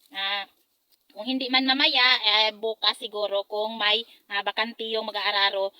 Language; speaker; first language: Filipino; non-native, local second language; Hiligaynon